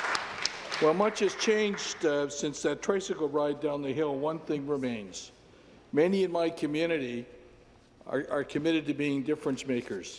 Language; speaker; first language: English; native; English